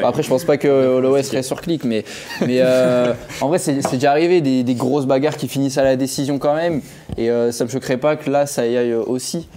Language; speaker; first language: French; native; French